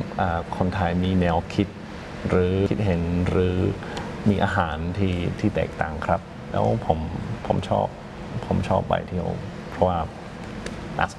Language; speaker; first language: Thai; non-native, fluent; English